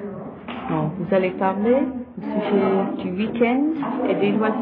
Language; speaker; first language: French; non-native, learner; English